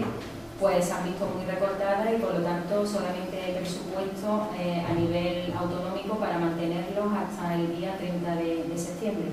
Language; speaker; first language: Spanish; native; Spanish